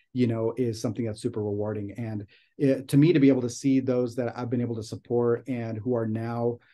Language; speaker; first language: English; native; English